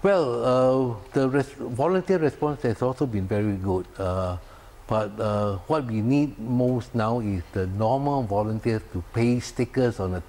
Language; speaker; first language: English; non-native, local second language; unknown